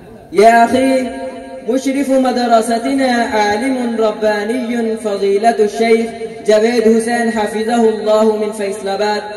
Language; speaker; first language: Arabic; non-native, learner; Urdu